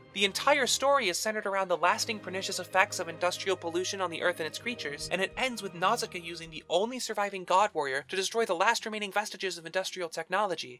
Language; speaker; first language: English; native; English